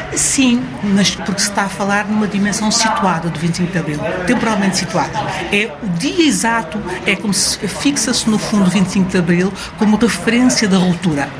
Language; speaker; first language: Portuguese; native; Portuguese